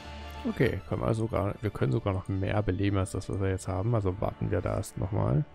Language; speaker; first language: German; native; German